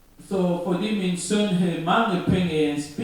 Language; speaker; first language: Danish; non-native, learner; French